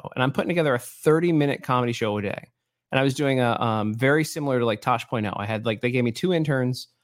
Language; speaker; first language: English; native; English